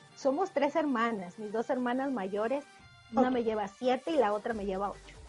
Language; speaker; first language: Spanish; native; Spanish